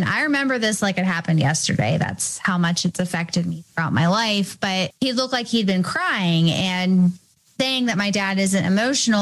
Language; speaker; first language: English; native; English